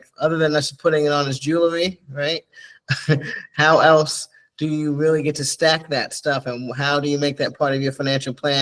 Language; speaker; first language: English; native; English